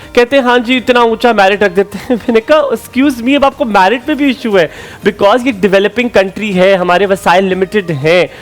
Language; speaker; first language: Urdu; native; Urdu